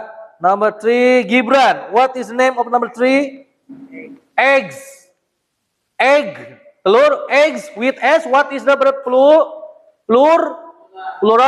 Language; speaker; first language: English; non-native, learner; Indonesian